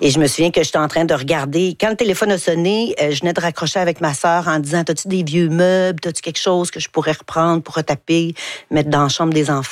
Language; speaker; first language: French; native; French